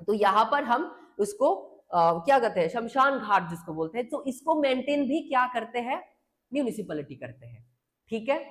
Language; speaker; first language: Hindi; non-native, local second language; Bangla